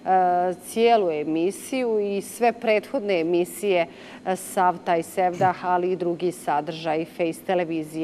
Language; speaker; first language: Bosnian; native; Bosnian